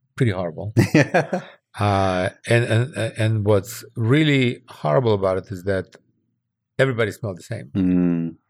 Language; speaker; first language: English; early bilingual, other home language; Russian